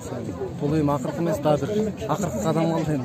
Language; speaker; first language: Kyrgyz; native; Kyrgyz